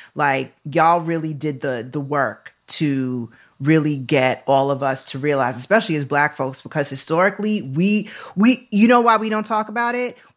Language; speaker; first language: English; native; English